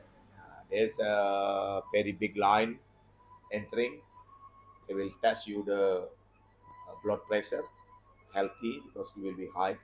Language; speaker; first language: English; non-native, learner; Indonesian